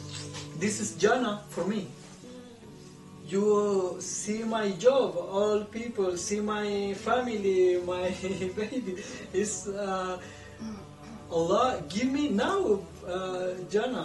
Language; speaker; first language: English; non-native, learner; Spanish